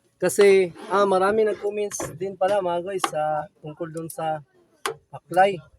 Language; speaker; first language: Filipino; non-native, local second language; Cebuano